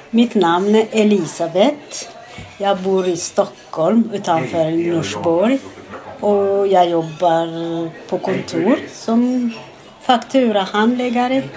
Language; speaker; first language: Swedish; non-native, fluent; Amharic